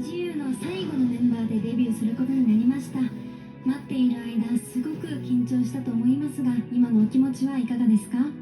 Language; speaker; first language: Japanese; native; Japanese